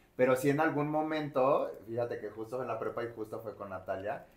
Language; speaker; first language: Spanish; native; Spanish